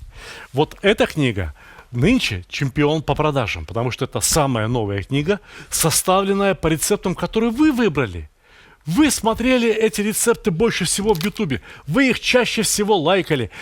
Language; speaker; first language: Russian; native; Russian